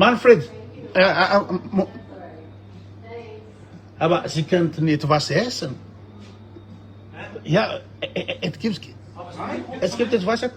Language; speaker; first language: German; non-native, fluent; Malagasy